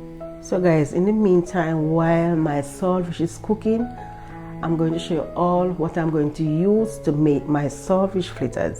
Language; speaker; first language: English; non-native, local second language; Jamaican Creole English